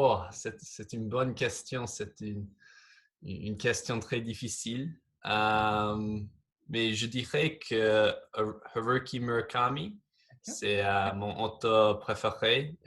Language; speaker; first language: French; non-native, fluent; English